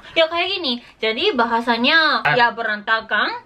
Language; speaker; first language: Indonesian; non-native, learner; Japanese